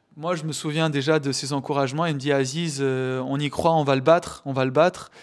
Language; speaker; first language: French; non-native, local second language; Arabic